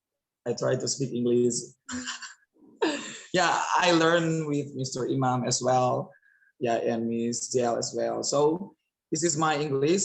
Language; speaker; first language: English; non-native, learner; Indonesian